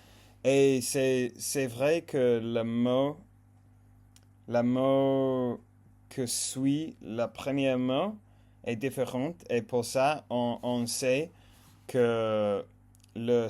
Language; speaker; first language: French; non-native, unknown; English